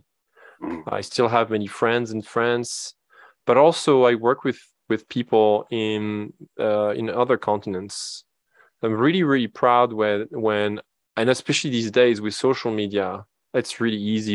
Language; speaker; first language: English; non-native, fluent; French